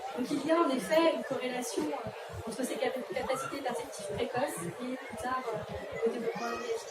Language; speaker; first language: French; native; French